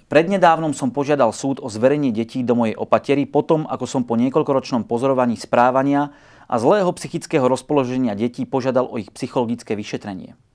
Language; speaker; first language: Slovak; native; Slovak